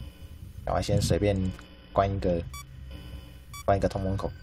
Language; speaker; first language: Chinese; native; Chinese